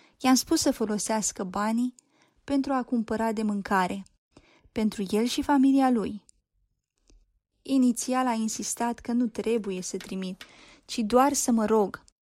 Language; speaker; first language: Romanian; native; Romanian